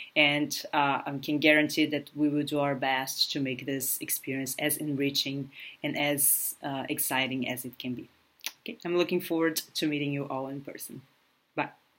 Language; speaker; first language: English; non-native, fluent; Portuguese